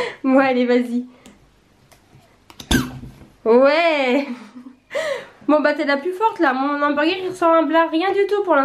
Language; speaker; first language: French; native; French